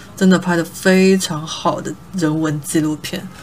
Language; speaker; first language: Chinese; native; Chinese